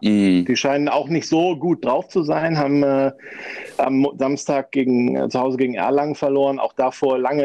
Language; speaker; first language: German; native; German